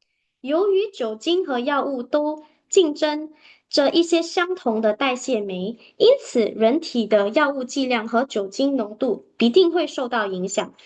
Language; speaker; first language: Chinese; native; Chinese